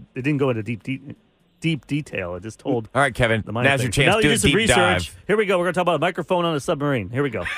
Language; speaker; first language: English; native; English